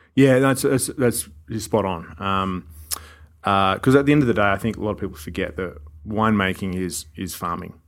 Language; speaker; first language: English; native; English